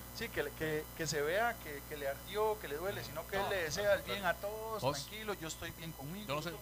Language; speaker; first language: Spanish; native; Spanish